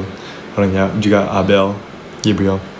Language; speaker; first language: Indonesian; non-native, local second language; English